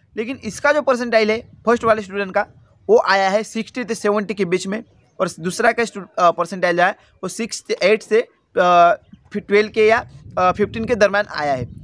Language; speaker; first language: Hindi; non-native, local second language; Marathi